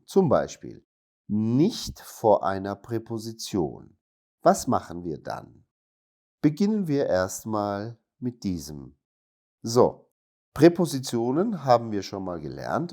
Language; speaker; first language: German; non-native, fluent; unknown